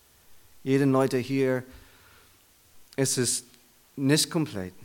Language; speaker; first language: German; non-native, learner; English